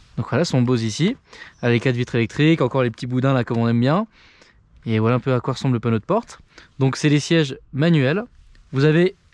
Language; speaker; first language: French; native; French